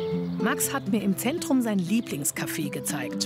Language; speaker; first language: German; native; German